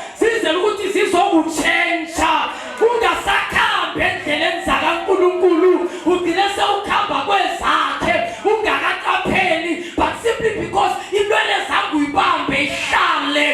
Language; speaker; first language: Zulu; non-native, local second language; Swati